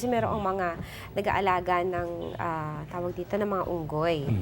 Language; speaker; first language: Filipino; native; Filipino